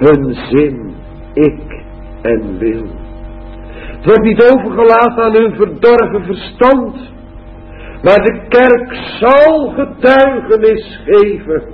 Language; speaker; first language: Dutch; native; Dutch